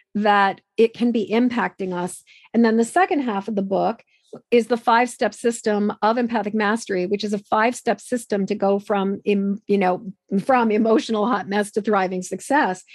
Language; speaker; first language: English; native; English